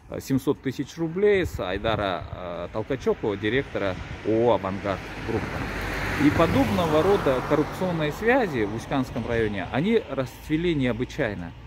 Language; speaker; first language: Russian; non-native, local second language; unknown